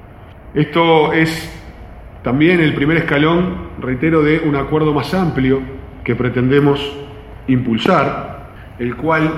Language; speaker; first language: Spanish; native; Spanish